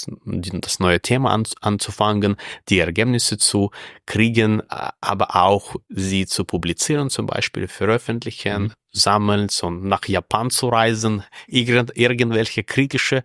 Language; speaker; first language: German; non-native, fluent; Russian